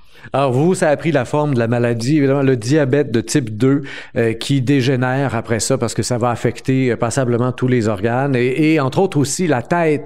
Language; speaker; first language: French; native; French